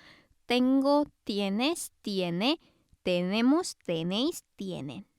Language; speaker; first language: Spanish; non-native, fluent; Korean